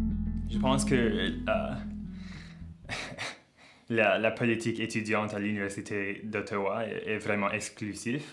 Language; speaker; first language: French; non-native, local second language; English